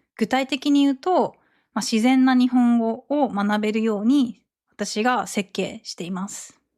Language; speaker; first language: Japanese; native; Japanese